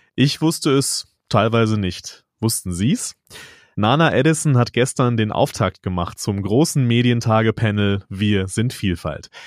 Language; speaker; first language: German; native; German